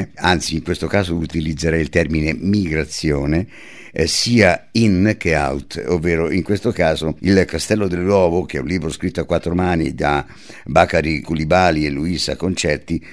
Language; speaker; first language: Italian; native; Italian